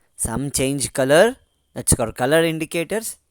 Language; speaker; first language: English; non-native, local second language; Kannada